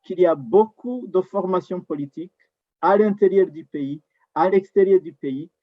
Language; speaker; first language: French; non-native, local second language; Rundi